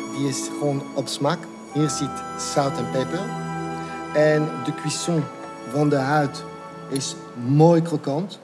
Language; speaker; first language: Dutch; non-native, fluent; French